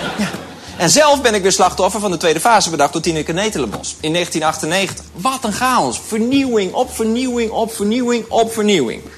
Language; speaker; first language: Dutch; native; Dutch